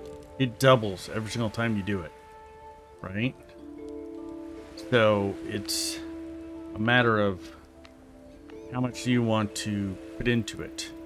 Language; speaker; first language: English; native; English